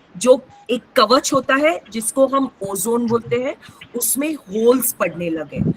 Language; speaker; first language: Hindi; non-native, local second language; Marathi